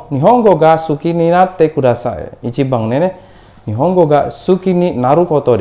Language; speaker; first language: Japanese; non-native, fluent; Indonesian